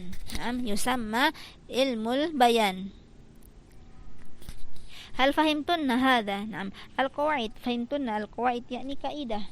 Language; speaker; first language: Arabic; non-native, fluent; Indonesian